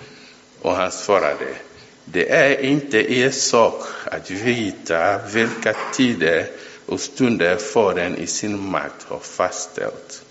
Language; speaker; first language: Swedish; non-native, fluent; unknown